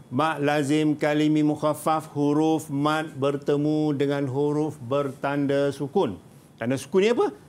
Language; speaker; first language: Malay; native; Malay